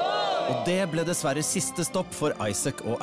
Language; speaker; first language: Norwegian; native; Norwegian